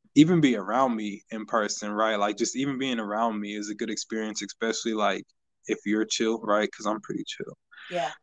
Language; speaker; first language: English; native; English